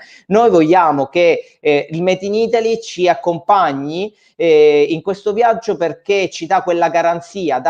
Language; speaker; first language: Italian; native; Italian